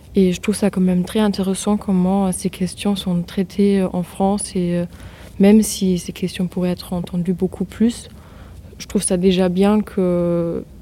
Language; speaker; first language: French; non-native, fluent; German